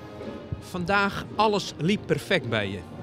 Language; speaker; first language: Dutch; native; Dutch